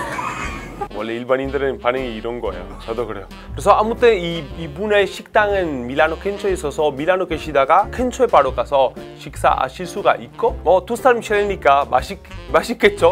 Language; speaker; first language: Korean; non-native, fluent; Italian